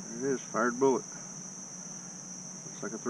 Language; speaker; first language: English; native; English